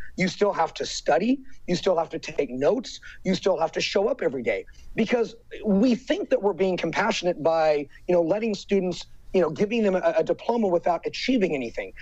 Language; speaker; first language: English; native; English